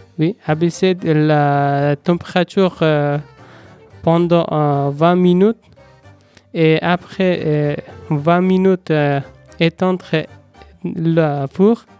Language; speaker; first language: French; non-native, learner; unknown